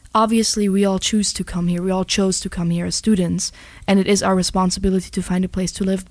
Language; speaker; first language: English; non-native, fluent; German